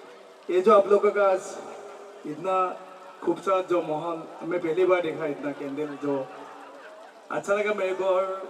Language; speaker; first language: Hindi; non-native, local second language; Assamese